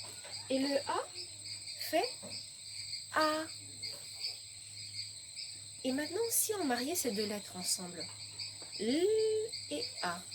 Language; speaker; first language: French; native; French